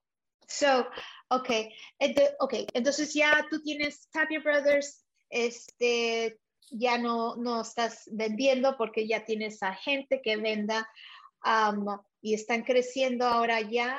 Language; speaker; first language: Spanish; early bilingual, heritage; English